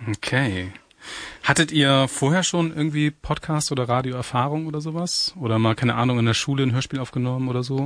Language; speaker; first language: German; native; German